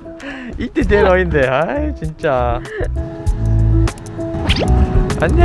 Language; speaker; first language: Chinese; non-native, learner; Korean